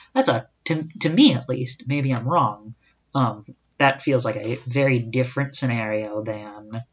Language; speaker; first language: English; native; English